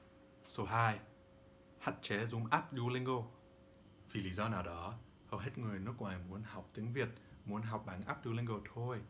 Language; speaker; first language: Vietnamese; non-native, learner; English